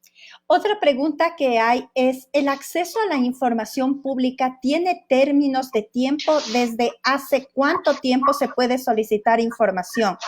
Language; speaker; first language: Spanish; native; Spanish